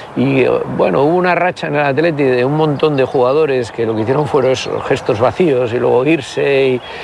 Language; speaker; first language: Spanish; native; Spanish